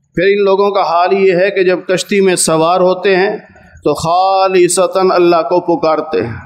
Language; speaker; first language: Urdu; non-native, local second language; Punjabi